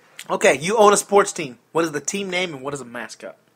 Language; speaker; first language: English; native; English